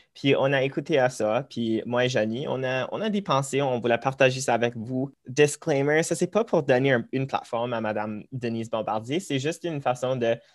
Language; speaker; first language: French; early bilingual, other home language; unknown